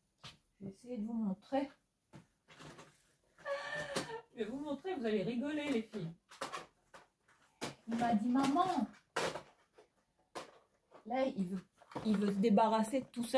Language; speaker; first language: French; native; French